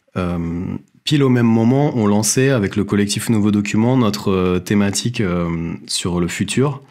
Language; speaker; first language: French; native; French